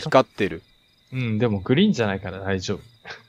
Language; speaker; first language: Japanese; native; Japanese